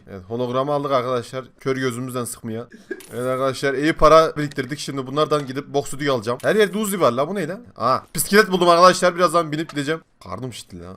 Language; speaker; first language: Turkish; native; Turkish